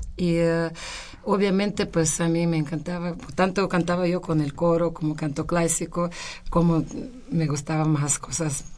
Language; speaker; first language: Spanish; non-native, fluent; Russian